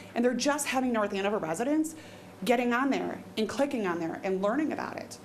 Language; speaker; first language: English; native; English